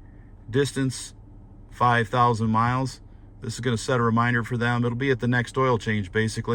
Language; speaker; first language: English; native; English